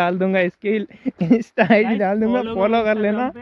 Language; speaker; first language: Hindi; non-native, local second language; Gujarati